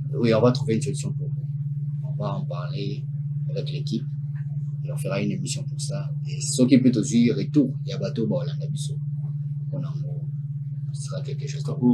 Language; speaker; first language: French; non-native, local second language; Lingala